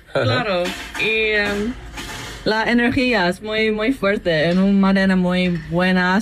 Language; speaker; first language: Spanish; non-native, learner; English